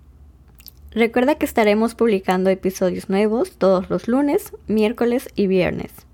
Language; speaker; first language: Spanish; native; Spanish